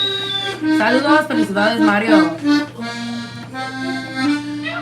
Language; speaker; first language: Spanish; early bilingual, other home language; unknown